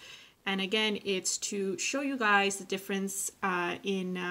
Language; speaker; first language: English; native; English